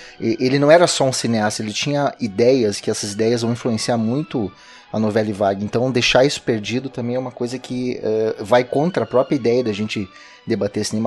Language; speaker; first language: Portuguese; native; Portuguese